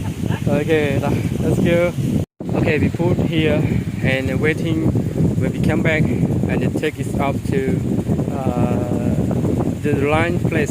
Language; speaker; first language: English; non-native, local second language; Khmer